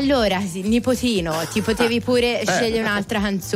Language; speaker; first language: Italian; native; Italian